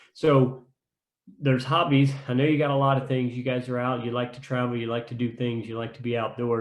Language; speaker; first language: English; native; English